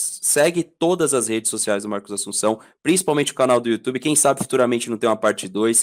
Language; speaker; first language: Portuguese; native; Portuguese